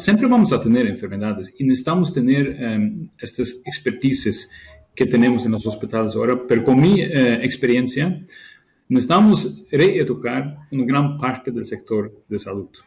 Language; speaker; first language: Spanish; non-native, fluent; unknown